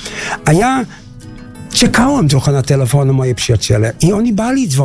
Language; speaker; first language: Polish; non-native, fluent; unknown